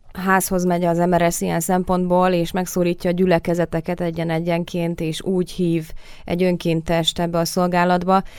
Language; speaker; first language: Hungarian; native; Hungarian